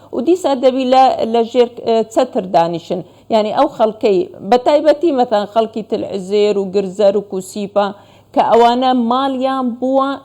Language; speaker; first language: Central Kurdish; non-native, local second language; Kurdish